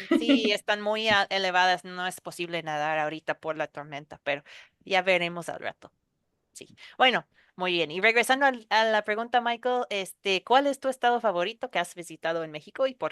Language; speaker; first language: Spanish; non-native, fluent; English